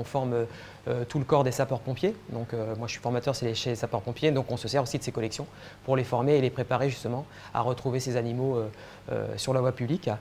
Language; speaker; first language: French; native; French